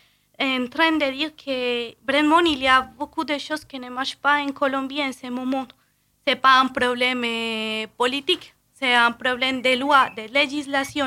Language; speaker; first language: French; non-native, fluent; Spanish